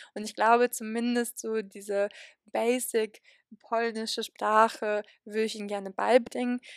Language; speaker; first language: German; early bilingual, other home language; Polish